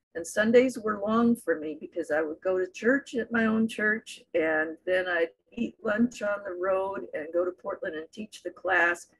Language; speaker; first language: English; native; English